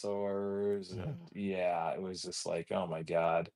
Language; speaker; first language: English; native; English